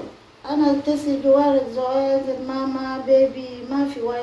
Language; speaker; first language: Arabic; non-native, learner; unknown